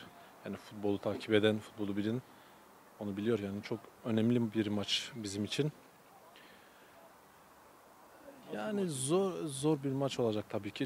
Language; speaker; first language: Turkish; early bilingual, other home language; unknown